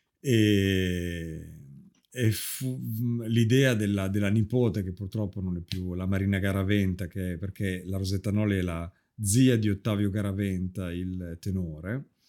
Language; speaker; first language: Italian; native; Italian